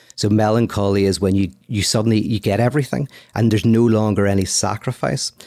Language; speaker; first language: English; native; English